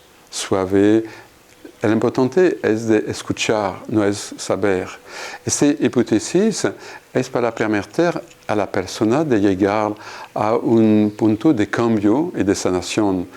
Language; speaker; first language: Spanish; non-native, fluent; French